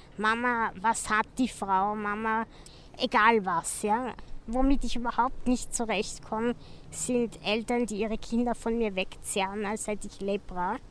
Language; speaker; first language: German; native; German